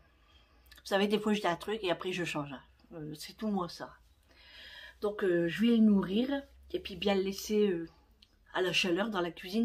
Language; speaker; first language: French; native; French